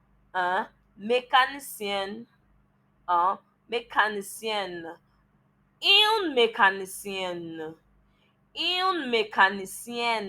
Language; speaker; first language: French; non-native, learner; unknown